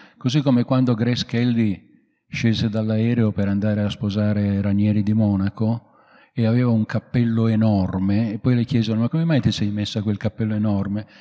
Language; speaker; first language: Italian; native; Italian